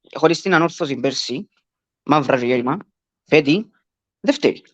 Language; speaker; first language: Greek; early bilingual, other home language; English